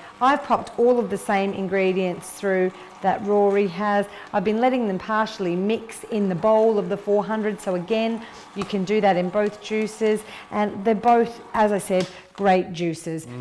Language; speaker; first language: English; native; English